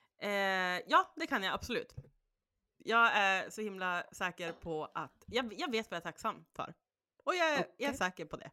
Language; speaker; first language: Swedish; native; Swedish